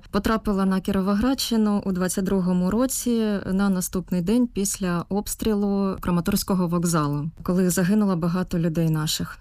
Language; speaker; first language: Ukrainian; native; Ukrainian